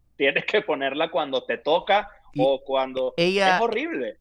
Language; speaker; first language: Spanish; native; Spanish